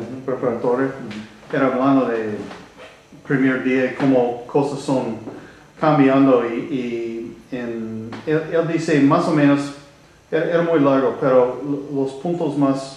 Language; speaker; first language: Spanish; non-native, learner; English